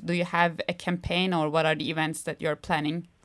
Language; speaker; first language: English; non-native, fluent; Turkish